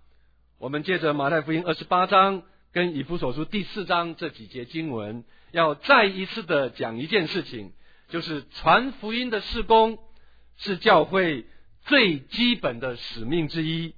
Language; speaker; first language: Chinese; native; Chinese